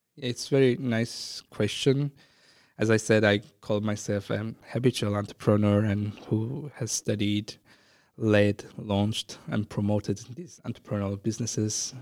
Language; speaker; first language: English; non-native, fluent; Azerbaijani